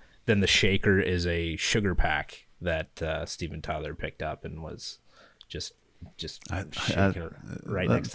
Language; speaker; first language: English; native; English